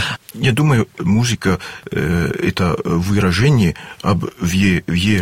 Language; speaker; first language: Russian; non-native, learner; French